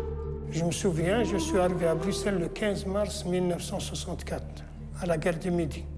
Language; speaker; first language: French; non-native, local second language; Arabic